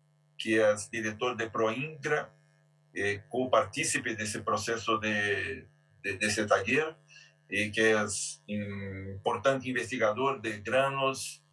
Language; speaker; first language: Spanish; non-native, fluent; Portuguese